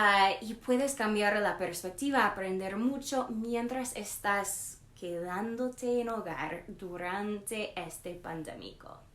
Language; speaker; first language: Spanish; non-native, learner; English